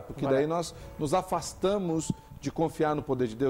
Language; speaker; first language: Portuguese; native; Portuguese